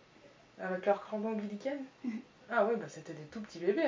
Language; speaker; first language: French; native; French